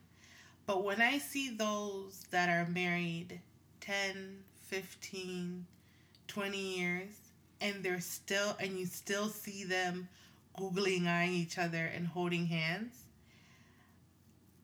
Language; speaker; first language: English; non-native, local second language; Swahili